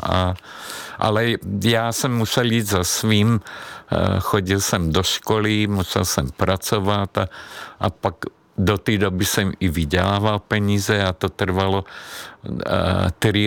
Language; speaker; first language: Czech; non-native, fluent; Hungarian